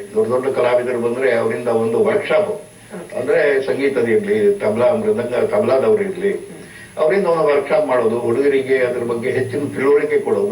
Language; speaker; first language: Kannada; non-native, local second language; Marathi